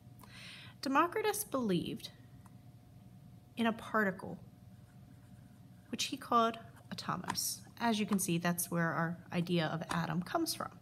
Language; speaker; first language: English; native; English